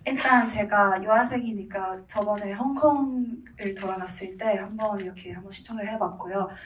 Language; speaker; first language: Korean; non-native, fluent; Cantonese